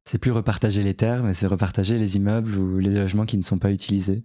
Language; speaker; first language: French; native; French